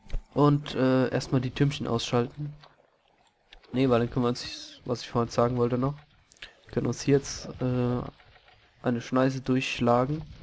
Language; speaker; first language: German; native; German